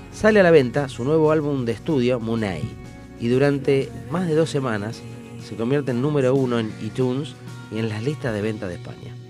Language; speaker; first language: Spanish; native; Spanish